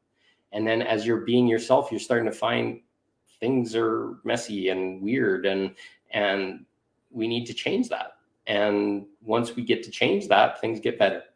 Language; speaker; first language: English; native; English